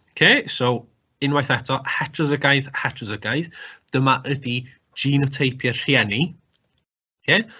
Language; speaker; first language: Welsh; native; Welsh